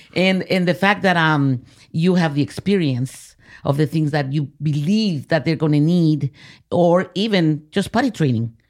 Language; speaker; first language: English; early bilingual, other home language; Spanish